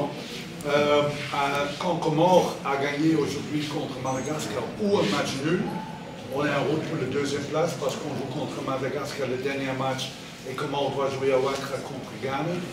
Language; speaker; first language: French; non-native, learner; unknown